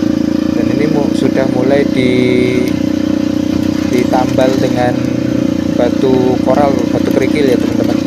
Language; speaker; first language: Indonesian; native; Indonesian